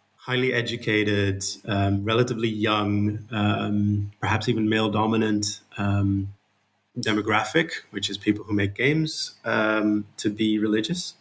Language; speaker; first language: English; non-native, fluent; Dutch